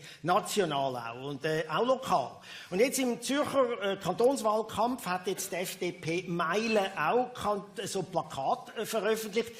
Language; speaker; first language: German; native; German